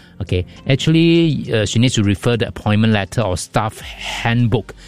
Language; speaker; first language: English; non-native, local second language; Chinese